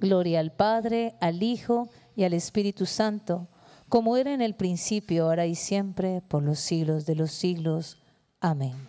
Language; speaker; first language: Spanish; native; Spanish